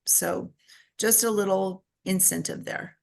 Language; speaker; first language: English; native; English